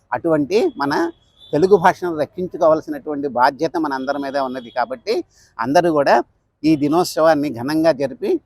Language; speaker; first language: Telugu; native; Telugu